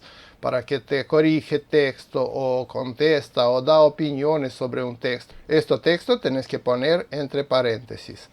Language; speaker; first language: Spanish; non-native, fluent; Russian